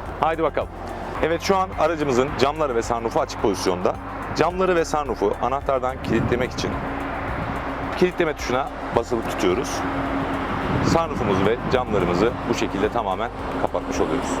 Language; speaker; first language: Turkish; native; Turkish